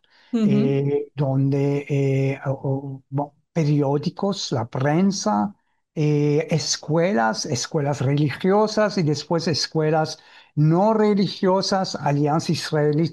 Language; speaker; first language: Spanish; early bilingual, heritage; Ladino